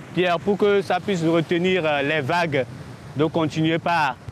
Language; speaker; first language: French; non-native, local second language; Ewe